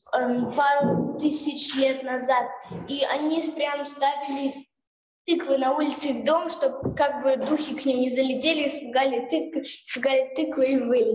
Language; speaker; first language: Russian; early bilingual, heritage; Russian